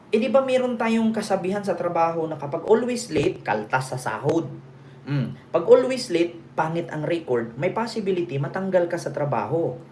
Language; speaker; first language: Filipino; non-native, local second language; Cebuano